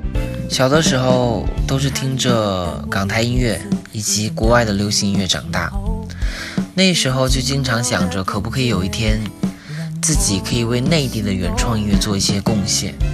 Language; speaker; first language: Chinese; native; Chinese